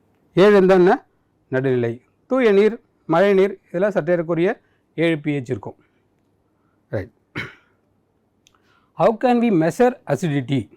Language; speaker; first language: Tamil; native; Tamil